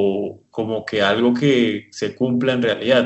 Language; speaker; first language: Spanish; native; Spanish